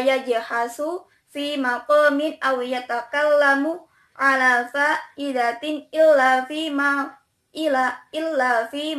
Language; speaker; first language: Arabic; non-native, learner; Indonesian